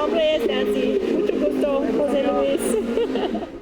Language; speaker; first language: Spanish; non-native, learner; English